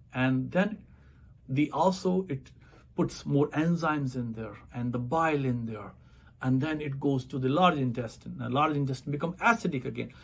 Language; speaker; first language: English; non-native, local second language; Punjabi